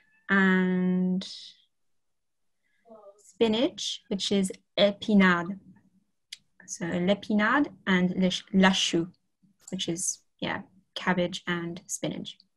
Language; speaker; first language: English; native; English